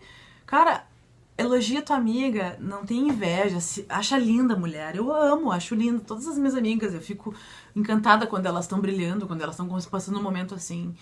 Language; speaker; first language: Portuguese; native; Portuguese